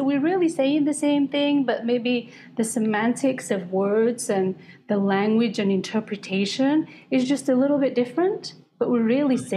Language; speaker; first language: English; native; English